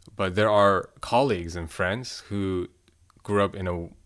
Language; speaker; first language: English; early bilingual, other home language; Korean